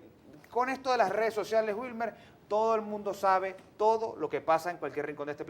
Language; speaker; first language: Spanish; native; Spanish